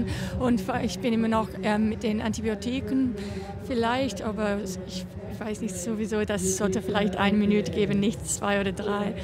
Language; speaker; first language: German; non-native, learner; English